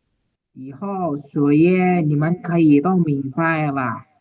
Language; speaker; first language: Chinese; non-native, learner; Indonesian